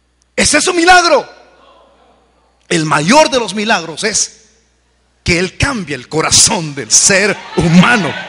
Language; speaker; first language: Spanish; native; Spanish